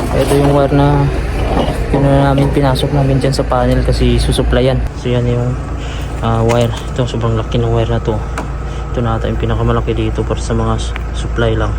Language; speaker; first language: Filipino; native; Filipino